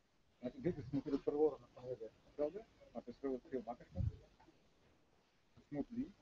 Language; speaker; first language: Dutch; non-native, learner; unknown